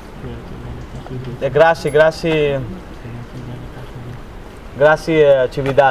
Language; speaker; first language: Italian; non-native, learner; Bangla